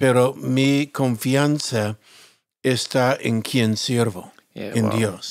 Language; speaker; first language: Spanish; non-native, fluent; English